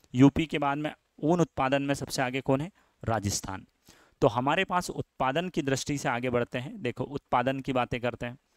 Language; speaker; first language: Hindi; native; Hindi